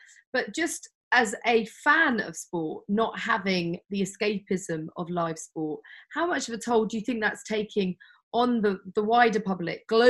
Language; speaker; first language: English; native; English